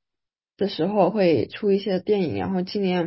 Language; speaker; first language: Chinese; early bilingual, other home language; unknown